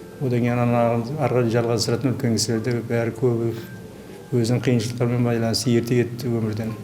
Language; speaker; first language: Kazakh; early bilingual, heritage; Kazakh